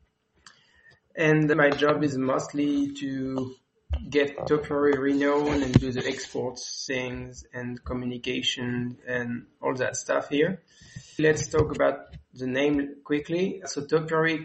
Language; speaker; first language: English; non-native, fluent; French